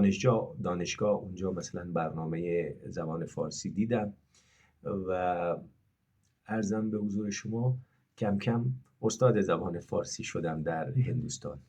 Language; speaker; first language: Persian; non-native, fluent; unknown